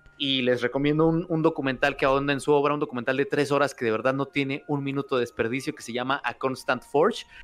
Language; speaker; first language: Spanish; native; Spanish